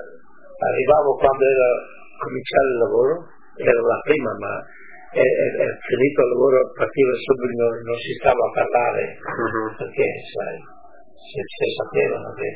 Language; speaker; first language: Italian; non-native, local second language; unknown